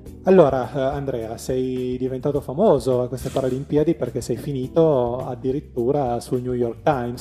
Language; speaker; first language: Italian; native; Italian